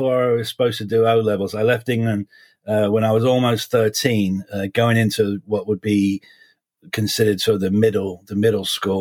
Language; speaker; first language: English; native; English